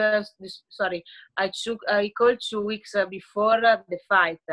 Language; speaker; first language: English; non-native, learner; Italian